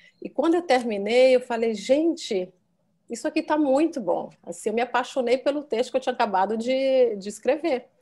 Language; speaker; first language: Portuguese; native; Portuguese